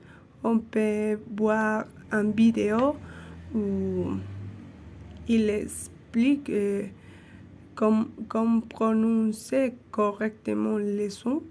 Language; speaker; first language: French; non-native, learner; Spanish